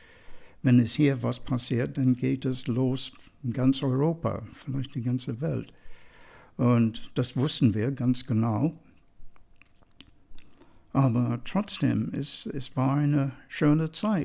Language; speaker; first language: German; non-native, fluent; English